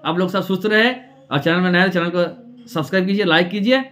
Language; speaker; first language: Hindi; non-native, local second language; Bangla